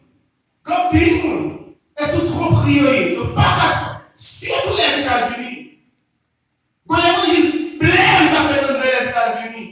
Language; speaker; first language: French; non-native, local second language; Haitian Creole